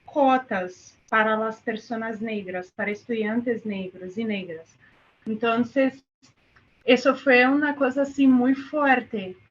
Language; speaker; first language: Spanish; non-native, fluent; Portuguese